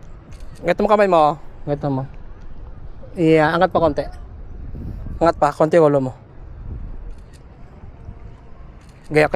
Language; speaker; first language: Filipino; non-native, local second language; Aklanon